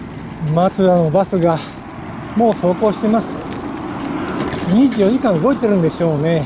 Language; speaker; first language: Japanese; native; Japanese